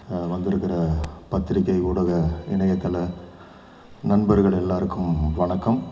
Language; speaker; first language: Tamil; native; Tamil